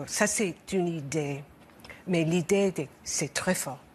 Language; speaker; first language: French; non-native, learner; English